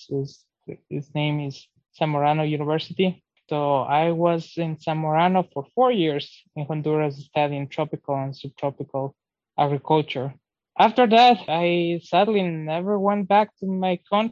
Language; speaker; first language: English; non-native, fluent; Spanish